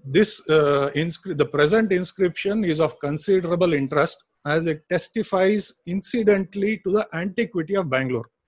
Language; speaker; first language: English; non-native, local second language; Kannada